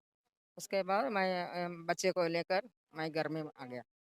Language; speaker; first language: Hindi; non-native, local second language; Malayalam